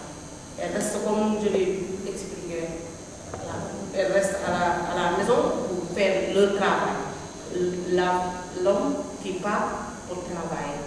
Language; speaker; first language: French; non-native, learner; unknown